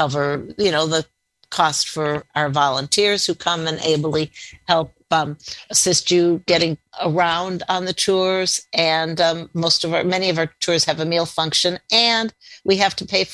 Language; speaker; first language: English; native; English